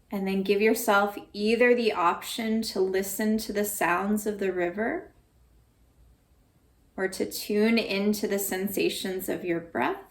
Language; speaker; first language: English; native; English